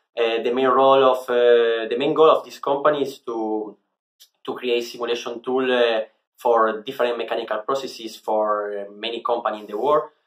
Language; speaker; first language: English; non-native, fluent; Italian